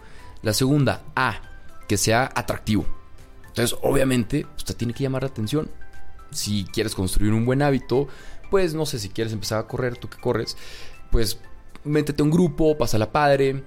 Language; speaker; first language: Spanish; native; Spanish